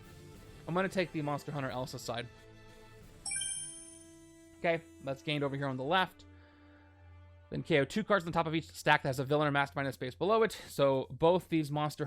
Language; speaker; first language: English; native; English